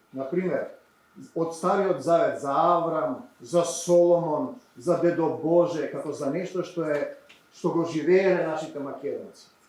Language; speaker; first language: Macedonian; native; Macedonian